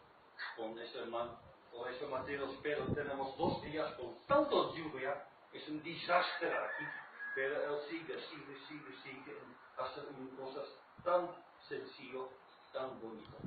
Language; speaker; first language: Spanish; non-native, learner; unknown